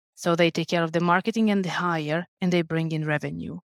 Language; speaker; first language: English; non-native, fluent; Lithuanian